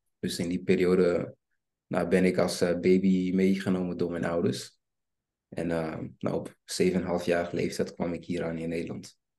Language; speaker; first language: Dutch; early bilingual, other home language; Kinyarwanda